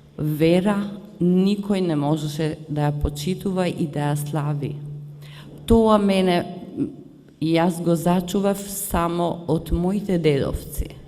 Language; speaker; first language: Macedonian; early bilingual, heritage; Macedonian